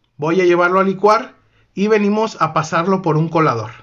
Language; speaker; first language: Spanish; native; Spanish